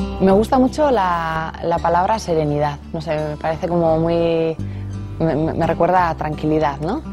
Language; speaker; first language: Spanish; non-native, local second language; Basque